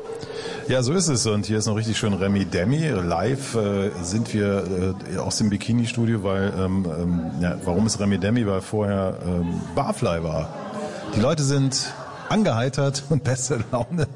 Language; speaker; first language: German; native; German